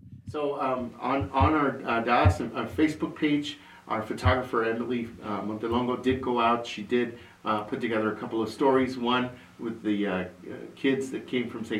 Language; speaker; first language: English; early bilingual, other home language; Spanish